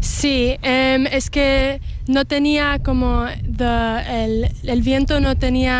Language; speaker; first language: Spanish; early bilingual, heritage; Spanish